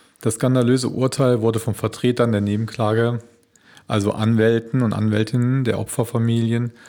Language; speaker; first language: German; native; German